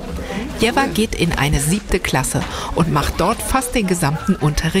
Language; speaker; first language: German; native; German